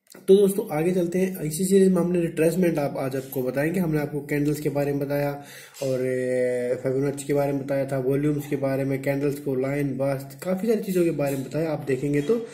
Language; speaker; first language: Hindi; native; Hindi